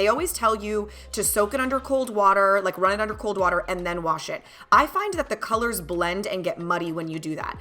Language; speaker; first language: English; native; English